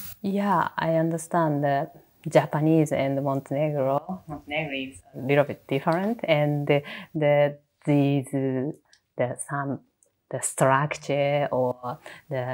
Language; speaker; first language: English; non-native, learner; Japanese